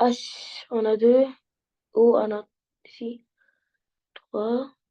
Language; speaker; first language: French; non-native, learner; Arabic